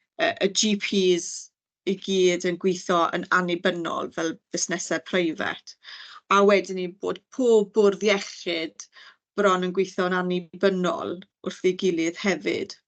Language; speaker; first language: Welsh; native; Welsh